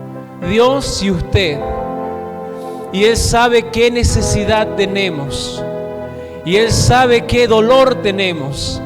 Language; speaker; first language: Spanish; native; Spanish